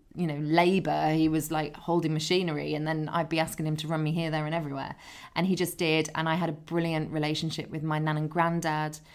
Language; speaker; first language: English; native; English